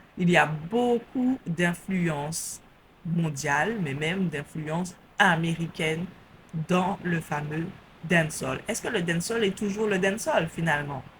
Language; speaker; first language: French; native; French